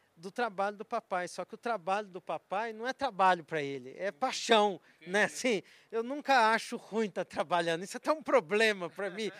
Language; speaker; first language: Portuguese; native; Portuguese